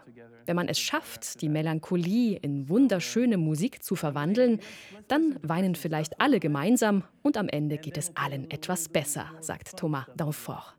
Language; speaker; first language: German; native; German